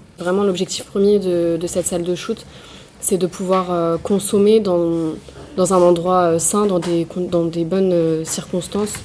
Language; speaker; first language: French; native; French